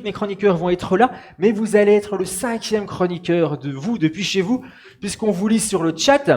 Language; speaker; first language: French; native; French